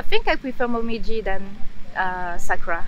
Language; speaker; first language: English; non-native, fluent; French